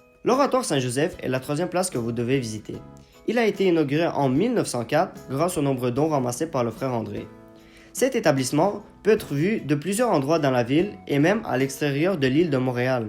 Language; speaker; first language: French; native; French